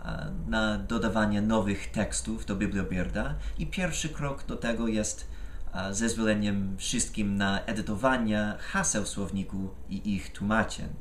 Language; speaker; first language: Polish; non-native, fluent; English